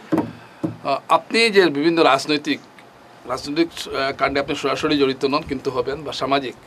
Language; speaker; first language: Hindi; non-native, local second language; Bangla